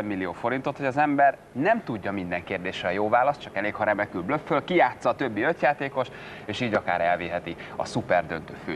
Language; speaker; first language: Hungarian; native; Hungarian